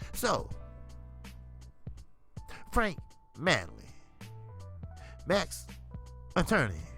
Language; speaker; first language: English; native; English